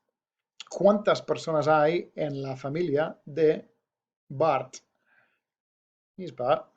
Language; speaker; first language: Spanish; non-native, fluent; English